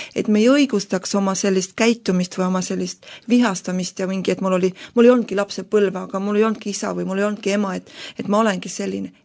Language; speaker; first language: Estonian; non-native, local second language; Russian